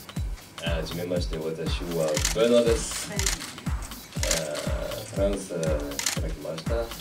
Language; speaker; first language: Japanese; non-native, learner; French